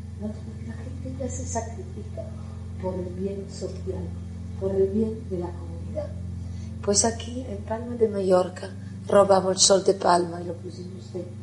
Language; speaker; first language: Spanish; non-native, fluent; Italian